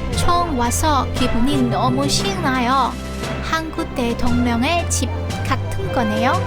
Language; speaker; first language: Korean; non-native, learner; Cantonese